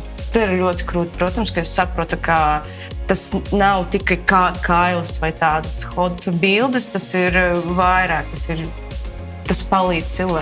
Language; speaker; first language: Latvian; non-native, local second language; Russian